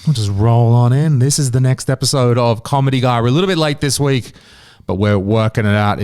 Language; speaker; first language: English; native; English